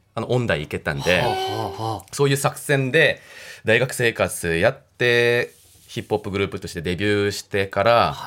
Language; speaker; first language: Japanese; non-native, fluent; Korean